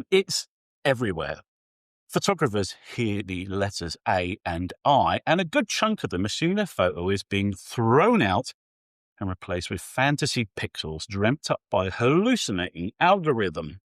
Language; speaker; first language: English; native; English